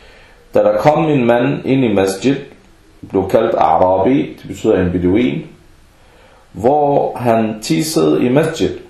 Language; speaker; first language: Danish; early bilingual, other home language; Arabic